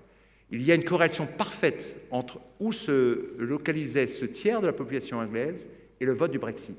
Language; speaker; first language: French; native; French